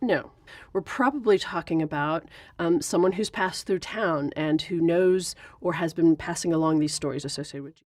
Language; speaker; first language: English; native; English